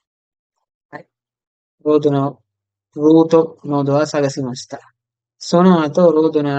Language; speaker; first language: Japanese; non-native, fluent; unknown